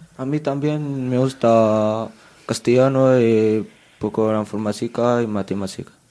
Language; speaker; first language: Spanish; non-native, learner; Arabic